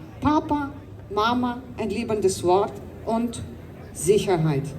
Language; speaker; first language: German; non-native, fluent; Ukrainian